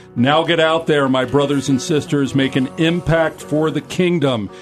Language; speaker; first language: English; native; English